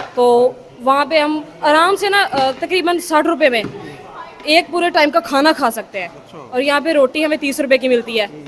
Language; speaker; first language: Urdu; non-native, local second language; Punjabi